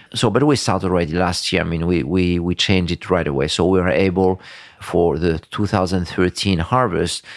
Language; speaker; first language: English; early bilingual, other home language; French